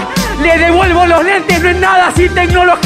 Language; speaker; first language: Spanish; native; Spanish